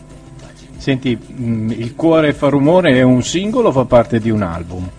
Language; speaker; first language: Italian; native; Italian